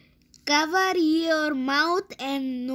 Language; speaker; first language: English; non-native, fluent; Bangla